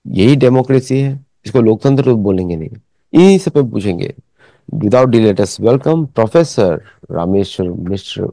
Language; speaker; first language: Hindi; native; Hindi